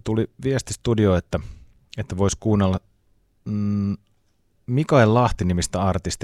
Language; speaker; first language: Finnish; native; Finnish